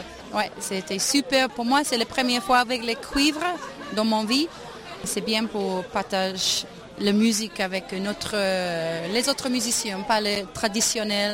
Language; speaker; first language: French; non-native, learner; English